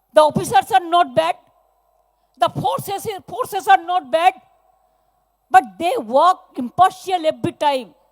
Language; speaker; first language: Hindi; non-native, local second language; Bangla